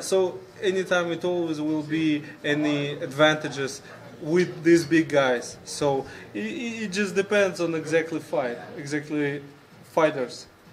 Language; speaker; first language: English; non-native, fluent; Russian